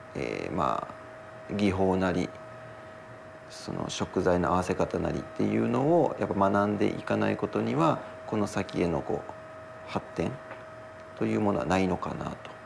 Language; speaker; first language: Japanese; native; Japanese